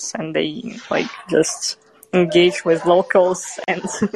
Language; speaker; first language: English; non-native, fluent; Kazakh